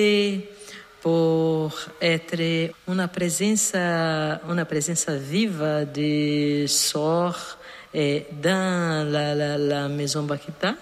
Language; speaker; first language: French; non-native, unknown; Portuguese